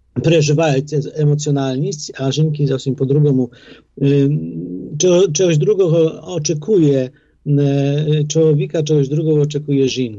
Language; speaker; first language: Polish; non-native, fluent; Ukrainian